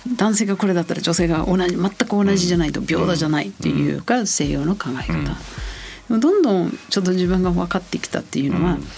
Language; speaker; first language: Japanese; non-native, fluent; English